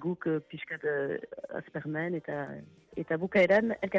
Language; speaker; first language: Basque; non-native, local second language; French